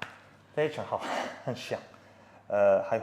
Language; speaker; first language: Chinese; non-native, learner; English